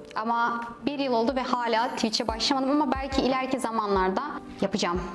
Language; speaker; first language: Turkish; non-native, fluent; Russian